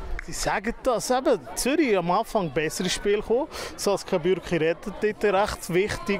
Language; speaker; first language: German; native; German